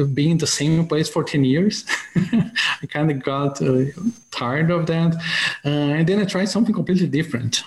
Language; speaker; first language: English; non-native, fluent; Portuguese